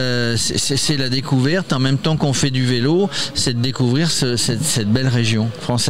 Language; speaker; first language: French; native; French